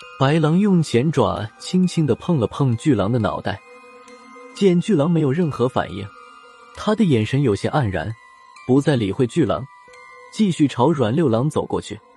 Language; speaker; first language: Chinese; native; Chinese